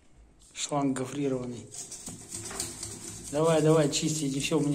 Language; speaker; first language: Russian; native; Russian